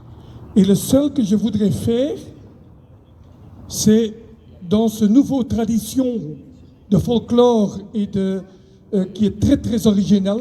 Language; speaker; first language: French; non-native, local second language; Dutch